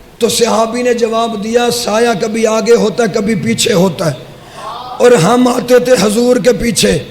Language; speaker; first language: Urdu; native; Urdu